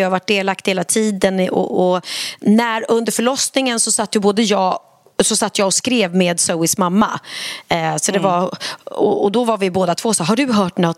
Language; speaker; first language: Swedish; native; Swedish